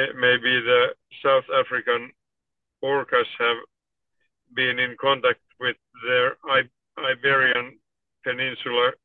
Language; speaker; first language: English; non-native, fluent; Finnish